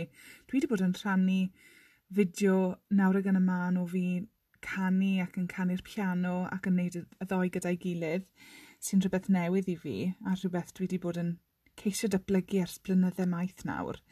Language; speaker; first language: Welsh; non-native, local second language; English